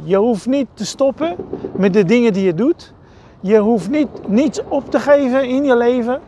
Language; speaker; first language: Dutch; non-native, fluent; Hebrew